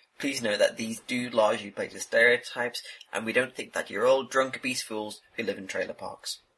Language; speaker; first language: English; native; English